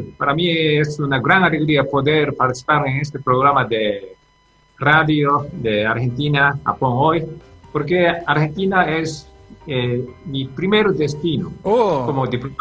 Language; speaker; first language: Spanish; non-native, fluent; Japanese